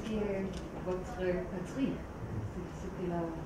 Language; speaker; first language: French; non-native, fluent; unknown